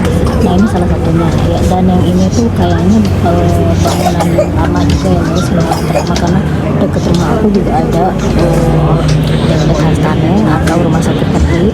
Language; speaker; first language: Indonesian; native; Indonesian